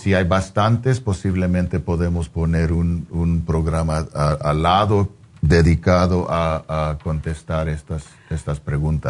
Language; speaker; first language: Spanish; non-native, fluent; English